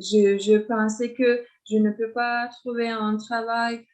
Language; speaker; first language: French; non-native, fluent; Turkish